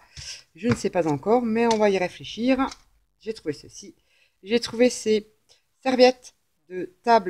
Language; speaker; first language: French; native; French